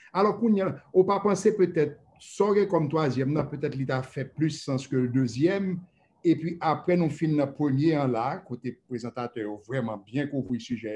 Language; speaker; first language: French; native; French